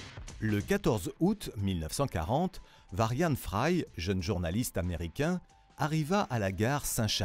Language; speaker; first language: French; native; French